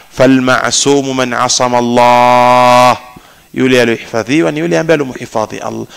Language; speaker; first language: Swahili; native; Swahili